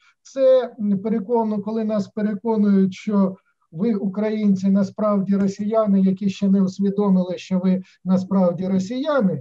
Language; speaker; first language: Ukrainian; native; Ukrainian